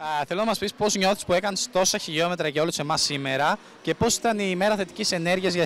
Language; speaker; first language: Greek; native; Greek